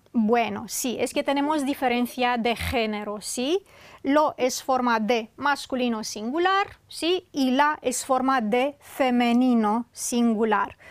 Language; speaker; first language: Spanish; non-native, fluent; Romanian